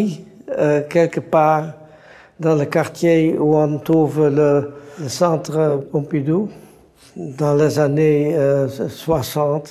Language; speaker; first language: French; non-native, fluent; Dutch